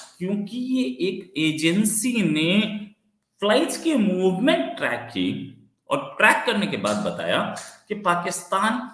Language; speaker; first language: Hindi; native; Hindi